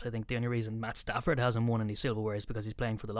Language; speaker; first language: English; native; English